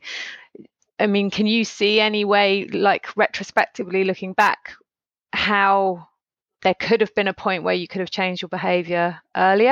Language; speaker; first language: English; native; English